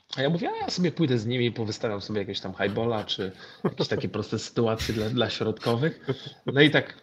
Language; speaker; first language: Polish; native; Polish